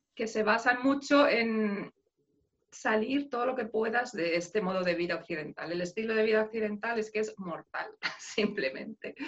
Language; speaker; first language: Spanish; native; Spanish